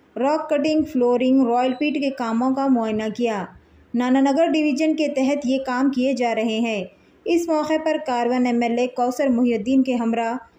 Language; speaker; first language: Hindi; non-native, local second language; Urdu